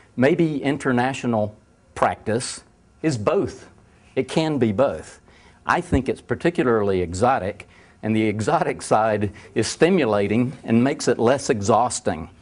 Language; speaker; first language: English; native; English